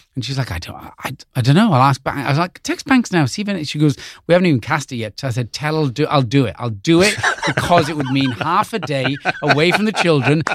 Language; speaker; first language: English; native; English